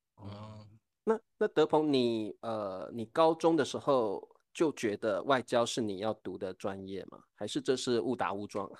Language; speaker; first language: Chinese; native; Chinese